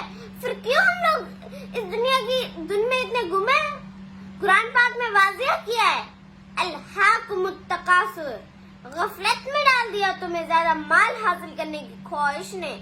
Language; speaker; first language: Urdu; native; Urdu